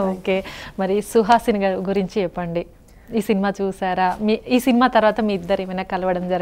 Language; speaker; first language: Telugu; native; Telugu